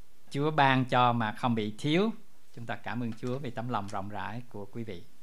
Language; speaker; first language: Vietnamese; native; Vietnamese